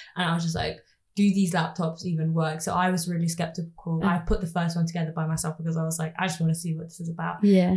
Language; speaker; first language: English; native; English